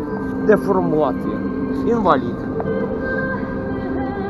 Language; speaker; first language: English; non-native, learner; Russian